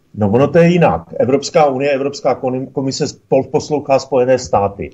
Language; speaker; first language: Czech; native; Czech